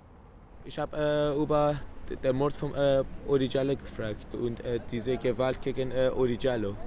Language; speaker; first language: German; non-native, learner; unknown